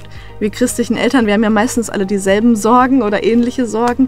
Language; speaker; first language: German; native; German